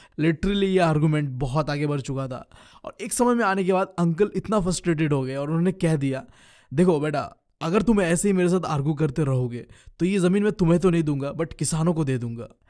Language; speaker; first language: Hindi; non-native, local second language; Bangla